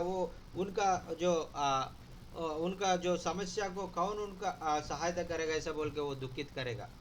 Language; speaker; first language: Hindi; non-native, local second language; Telugu